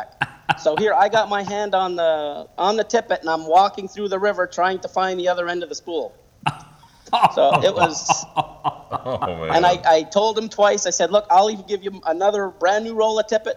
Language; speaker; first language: English; native; English